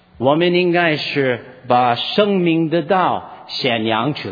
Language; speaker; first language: Chinese; non-native, fluent; English